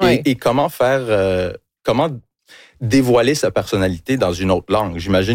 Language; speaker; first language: French; early bilingual, other home language; English